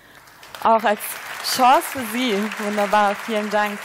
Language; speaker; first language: German; native; German